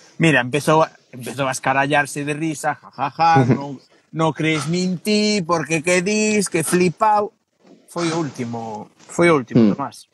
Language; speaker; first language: Galician; native; Galician